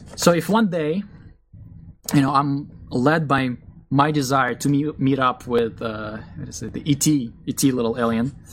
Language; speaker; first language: English; early bilingual, other home language; Russian